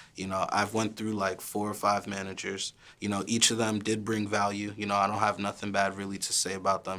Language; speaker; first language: English; early bilingual, other home language; Haitian Creole